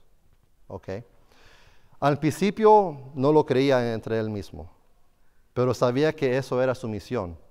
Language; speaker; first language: Spanish; non-native, fluent; English